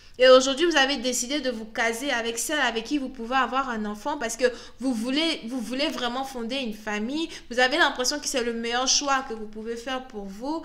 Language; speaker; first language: French; native; French